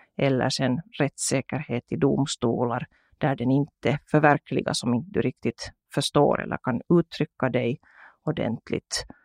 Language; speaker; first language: Swedish; native; Swedish